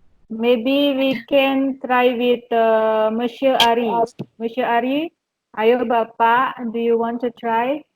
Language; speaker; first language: English; non-native, fluent; Indonesian